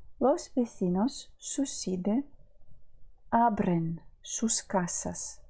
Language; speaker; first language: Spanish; non-native, fluent; Ukrainian